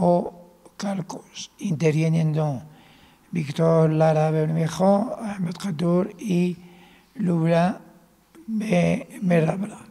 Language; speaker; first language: Spanish; non-native, fluent; Arabic